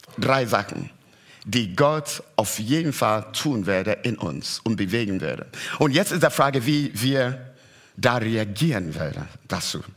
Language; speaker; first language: German; non-native, fluent; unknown